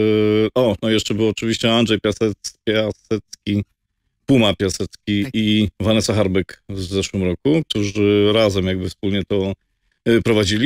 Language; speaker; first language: Polish; native; Polish